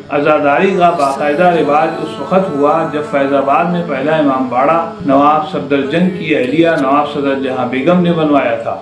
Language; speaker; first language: Urdu; native; Urdu